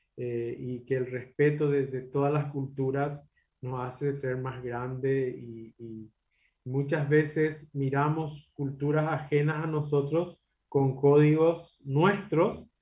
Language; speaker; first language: Spanish; native; Spanish